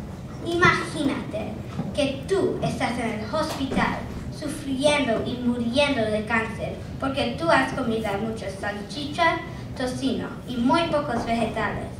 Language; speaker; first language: Spanish; non-native, learner; English